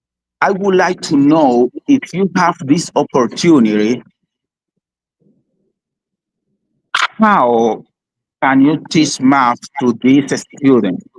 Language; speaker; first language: English; non-native, learner; Spanish